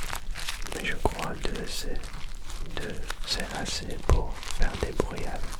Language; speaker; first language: French; non-native, learner; Dutch